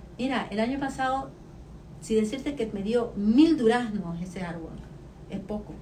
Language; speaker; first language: Spanish; native; Spanish